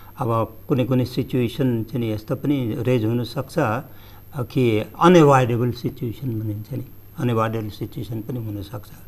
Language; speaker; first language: Nepali; native; Nepali